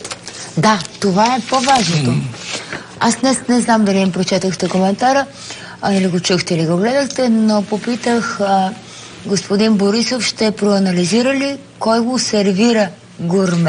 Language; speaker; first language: Bulgarian; native; Bulgarian